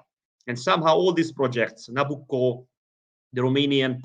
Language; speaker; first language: English; non-native, fluent; Hungarian